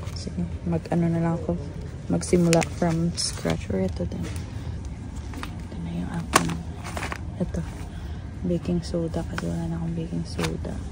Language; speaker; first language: Filipino; non-native, local second language; Hiligaynon